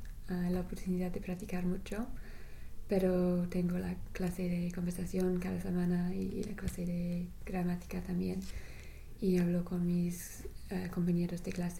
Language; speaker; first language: Spanish; non-native, learner; English